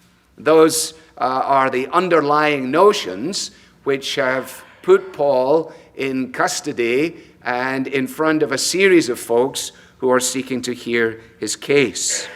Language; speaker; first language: English; native; English